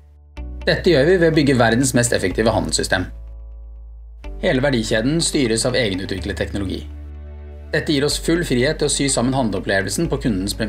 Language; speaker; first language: Norwegian; native; Norwegian